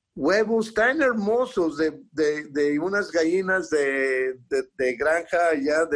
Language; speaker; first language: Spanish; early bilingual, heritage; Spanish